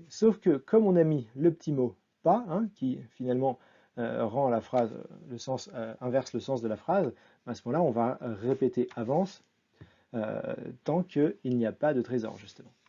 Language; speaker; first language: French; native; French